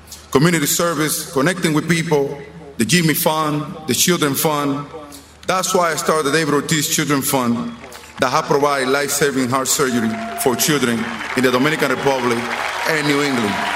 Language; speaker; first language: English; non-native, fluent; Spanish